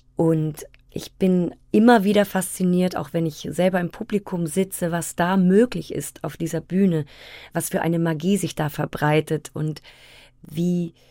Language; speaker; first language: German; native; German